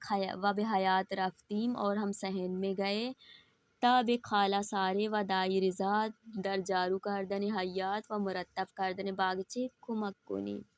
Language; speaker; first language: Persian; non-native, fluent; Urdu